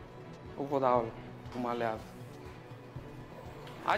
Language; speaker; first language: Portuguese; non-native, learner; Hindi